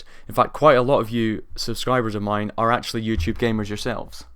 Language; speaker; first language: English; native; English